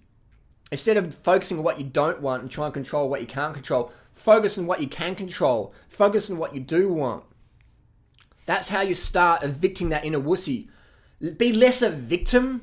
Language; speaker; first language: English; native; English